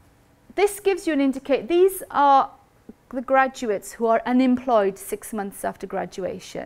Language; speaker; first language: English; native; English